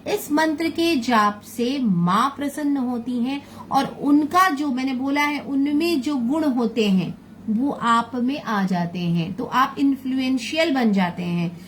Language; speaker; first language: Hindi; non-native, local second language; Bangla